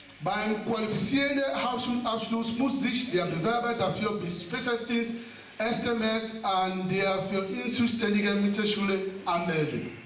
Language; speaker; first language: German; non-native, fluent; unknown